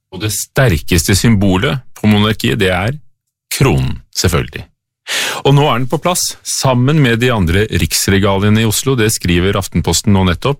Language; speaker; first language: Norwegian; native; Norwegian